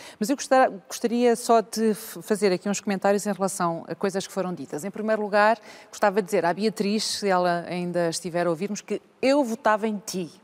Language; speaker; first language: Portuguese; native; Portuguese